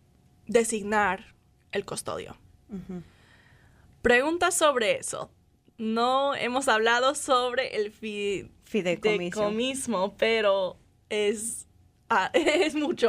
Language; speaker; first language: Spanish; non-native, learner; English